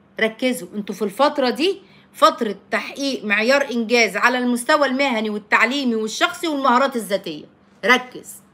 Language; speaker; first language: Arabic; native; Arabic